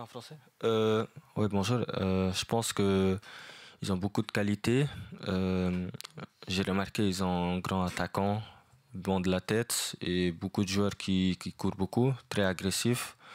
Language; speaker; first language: French; non-native, fluent; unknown